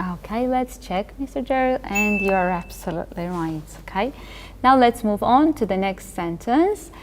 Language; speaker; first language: English; non-native, fluent; Georgian